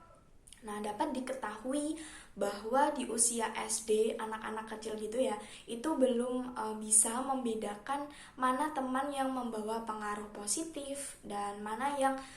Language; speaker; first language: Indonesian; native; Indonesian